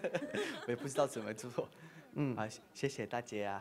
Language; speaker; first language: Chinese; non-native, learner; Thai